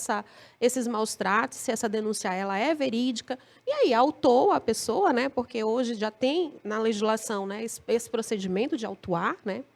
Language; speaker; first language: Portuguese; native; Portuguese